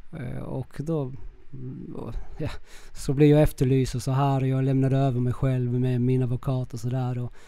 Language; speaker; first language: Swedish; early bilingual, other home language; Spanish